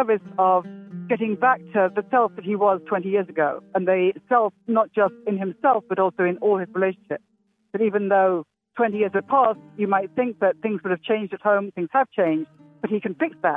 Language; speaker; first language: English; native; English